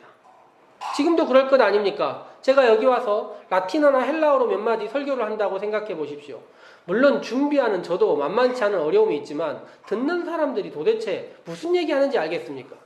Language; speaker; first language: Korean; native; Korean